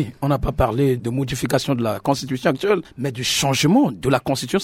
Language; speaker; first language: French; non-native, local second language; Sango